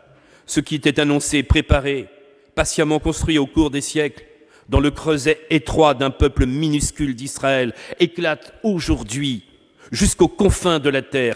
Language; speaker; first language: French; native; French